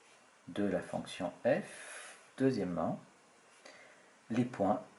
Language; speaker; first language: French; native; French